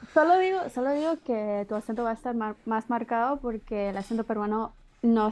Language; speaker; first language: Spanish; early bilingual, other home language; English